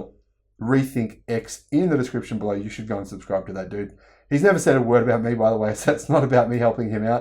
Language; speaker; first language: English; native; English